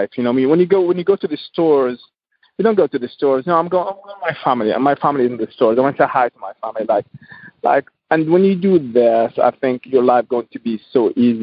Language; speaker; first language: English; non-native, learner; Arabic